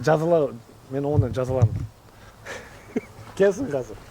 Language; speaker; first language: Kazakh; non-native, learner; English